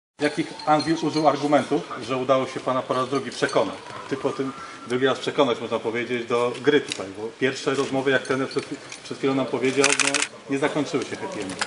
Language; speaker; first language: Polish; native; Polish